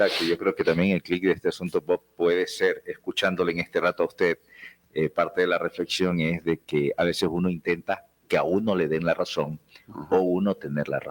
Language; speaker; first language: Spanish; native; Spanish